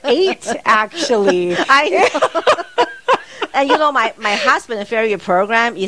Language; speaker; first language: English; non-native, fluent; Chinese